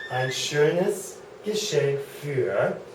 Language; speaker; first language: German; non-native, learner; English